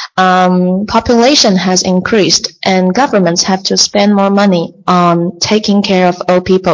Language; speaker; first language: English; non-native, fluent; Chinese